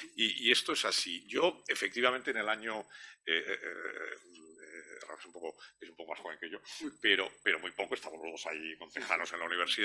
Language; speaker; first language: Spanish; native; Spanish